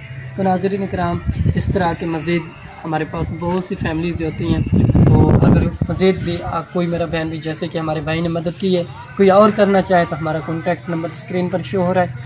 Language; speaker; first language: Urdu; non-native, local second language; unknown